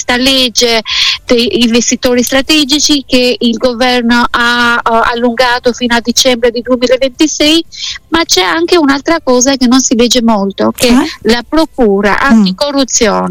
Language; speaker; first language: Italian; non-native, fluent; Albanian